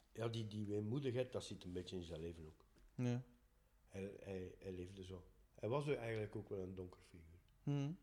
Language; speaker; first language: Dutch; native; Dutch